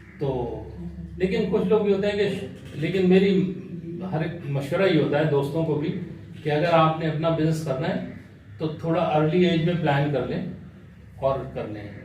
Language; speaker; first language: Urdu; native; Urdu